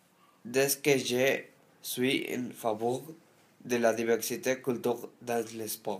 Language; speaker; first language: French; non-native, learner; Spanish